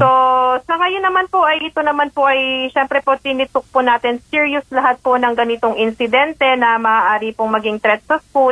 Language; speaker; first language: Filipino; native; Filipino